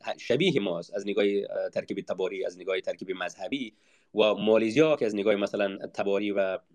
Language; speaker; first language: Persian; native; Persian